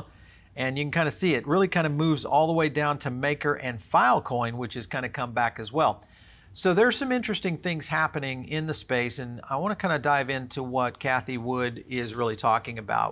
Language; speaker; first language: English; native; English